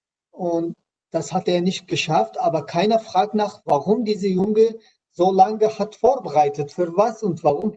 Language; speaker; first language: German; non-native, learner; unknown